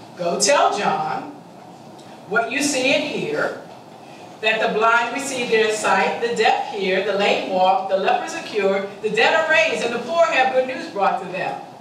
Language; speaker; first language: English; native; English